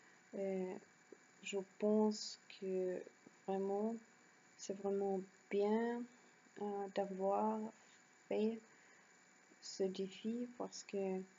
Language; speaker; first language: French; non-native, learner; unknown